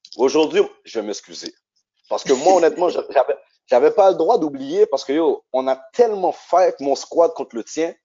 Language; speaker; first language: French; native; French